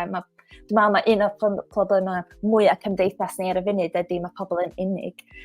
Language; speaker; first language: Welsh; non-native, local second language; English